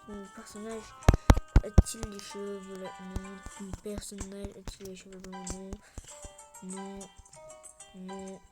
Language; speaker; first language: French; early bilingual, other home language; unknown